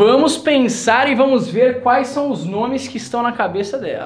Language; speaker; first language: Portuguese; native; Portuguese